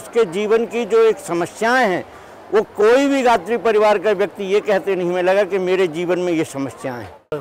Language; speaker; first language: Hindi; native; Hindi